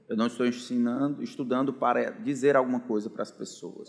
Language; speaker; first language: Portuguese; native; Portuguese